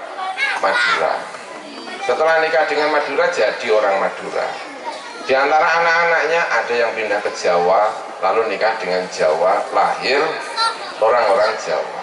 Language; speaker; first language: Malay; non-native, local second language; Javanese